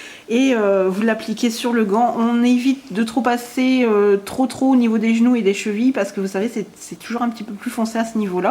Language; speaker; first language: French; native; French